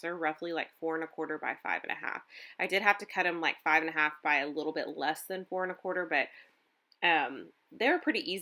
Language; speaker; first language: English; native; English